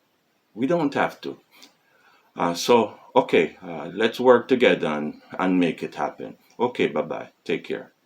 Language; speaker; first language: English; non-native, fluent; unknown